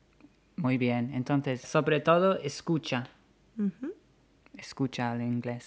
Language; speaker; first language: Spanish; non-native, fluent; English